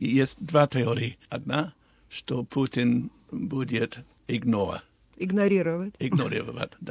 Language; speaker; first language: Russian; non-native, learner; English